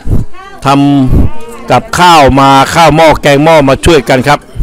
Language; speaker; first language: Thai; native; Thai